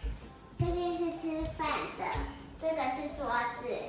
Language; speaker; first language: Chinese; early bilingual, heritage; Chinese